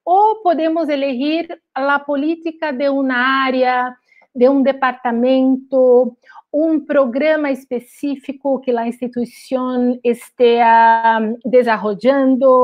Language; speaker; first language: Spanish; non-native, learner; Portuguese